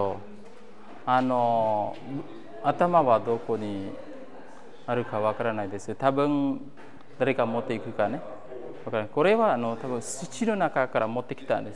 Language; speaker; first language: Japanese; non-native, learner; Khmer